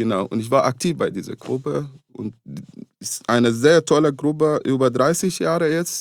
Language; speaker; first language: German; non-native, fluent; Arabic